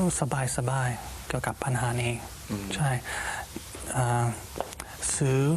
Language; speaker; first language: Thai; non-native, learner; English